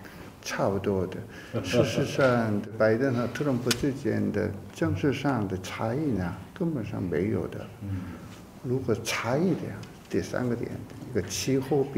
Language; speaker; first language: Chinese; non-native, fluent; Korean